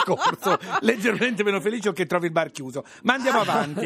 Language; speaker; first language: Italian; native; Italian